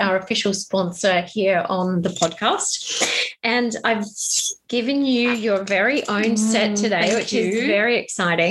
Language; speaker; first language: English; native; English